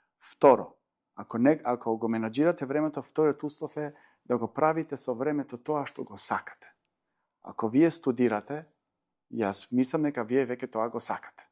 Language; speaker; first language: Macedonian; non-native, local second language; Albanian